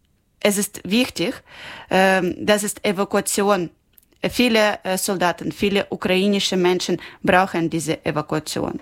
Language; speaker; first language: German; non-native, learner; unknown